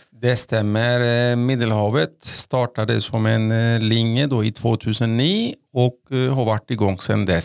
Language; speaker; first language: Norwegian; non-native, fluent; Greek